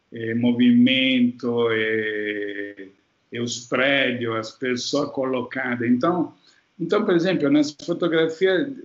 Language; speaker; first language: Portuguese; non-native, fluent; Italian